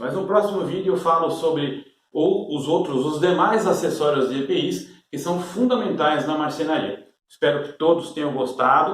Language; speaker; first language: Portuguese; native; Portuguese